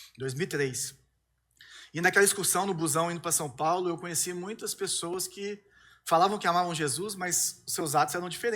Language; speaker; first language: Portuguese; native; Portuguese